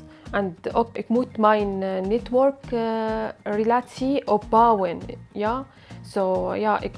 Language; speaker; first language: Dutch; non-native, learner; Arabic